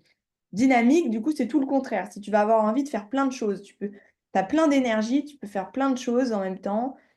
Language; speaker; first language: French; native; French